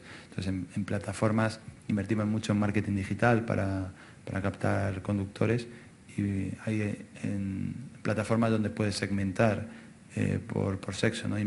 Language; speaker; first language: Spanish; native; Spanish